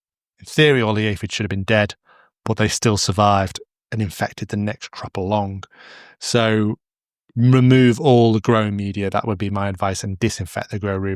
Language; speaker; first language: English; native; English